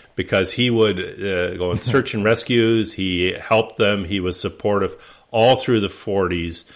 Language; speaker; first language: English; native; English